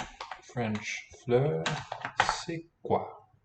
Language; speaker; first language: French; non-native, fluent; English